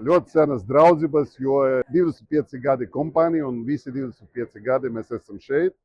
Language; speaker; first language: Latvian; non-native, local second language; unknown